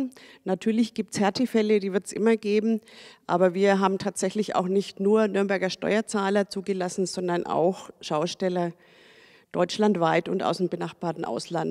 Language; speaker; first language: German; native; German